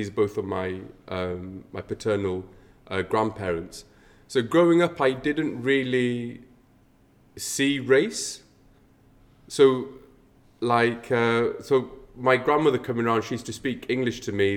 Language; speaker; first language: English; native; English